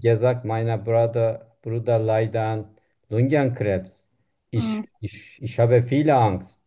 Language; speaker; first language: German; non-native, learner; Turkish